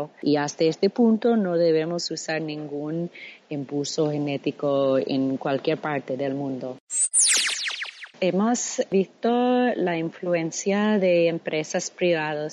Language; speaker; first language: Spanish; non-native, fluent; English